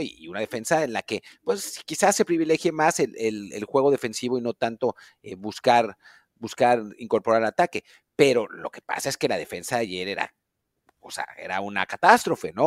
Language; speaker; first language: Spanish; native; Spanish